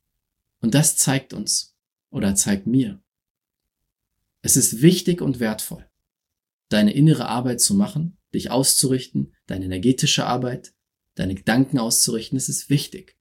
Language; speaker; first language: German; native; German